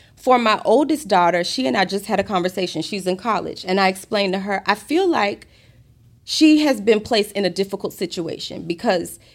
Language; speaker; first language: English; native; English